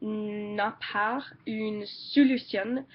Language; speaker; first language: French; non-native, learner; English